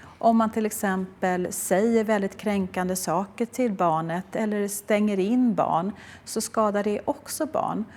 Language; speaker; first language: Swedish; native; Swedish